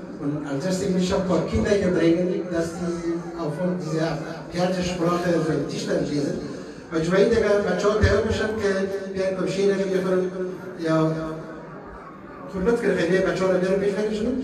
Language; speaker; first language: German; non-native, fluent; Persian